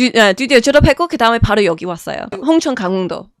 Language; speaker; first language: Korean; non-native, fluent; English